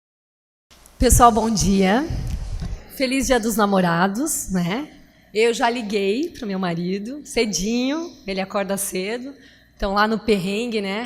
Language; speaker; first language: Portuguese; native; Portuguese